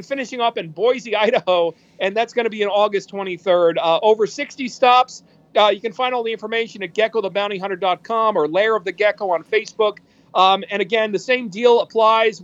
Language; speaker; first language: English; native; English